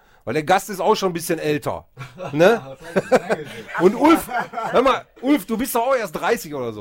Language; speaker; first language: German; native; German